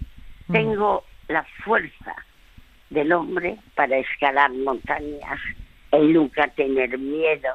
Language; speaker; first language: Spanish; early bilingual, other home language; French